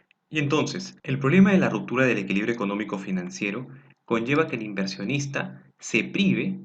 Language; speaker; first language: Spanish; native; Spanish